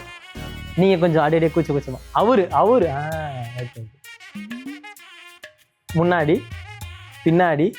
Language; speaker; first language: Tamil; native; Tamil